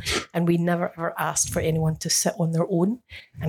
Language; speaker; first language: English; native; English